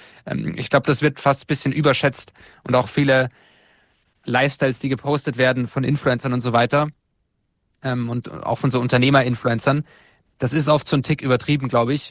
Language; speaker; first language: German; native; German